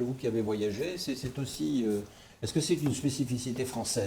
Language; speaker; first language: French; native; French